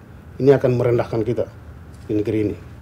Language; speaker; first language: Indonesian; native; Indonesian